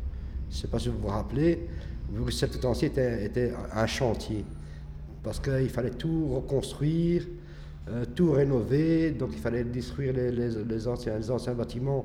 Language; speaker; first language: French; early bilingual, other home language; Arabic